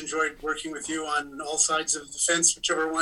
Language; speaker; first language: English; native; English